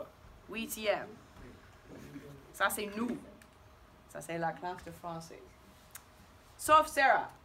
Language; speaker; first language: French; non-native, fluent; English